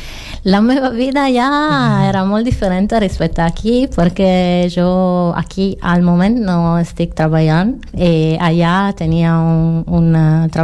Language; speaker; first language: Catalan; non-native, learner; Italian